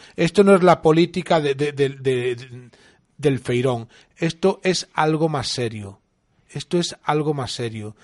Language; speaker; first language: Spanish; native; Spanish